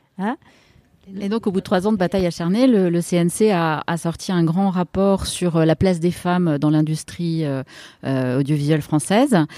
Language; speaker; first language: French; native; French